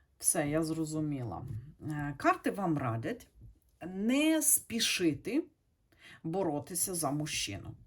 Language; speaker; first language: Ukrainian; non-native, local second language; Russian